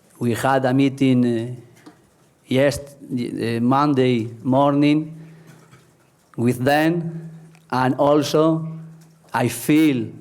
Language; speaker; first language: English; non-native, learner; Spanish